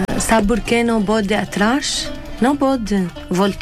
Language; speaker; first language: Portuguese; non-native, learner; Arabic